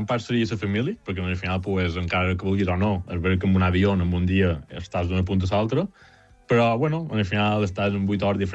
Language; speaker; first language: Catalan; native; Catalan